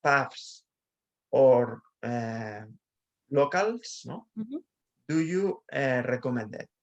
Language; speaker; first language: English; non-native, learner; Spanish